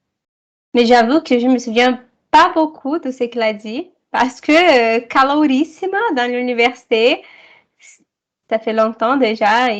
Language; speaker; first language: French; non-native, fluent; Portuguese